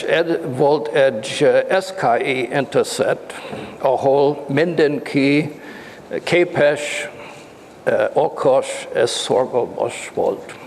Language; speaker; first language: Hungarian; non-native, learner; English